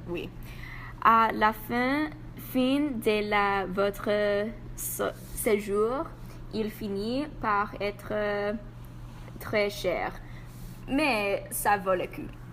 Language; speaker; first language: French; non-native, learner; English